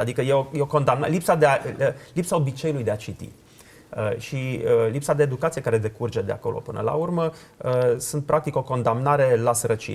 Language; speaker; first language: Romanian; native; Romanian